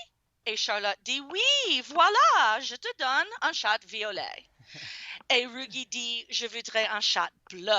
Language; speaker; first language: French; non-native, fluent; English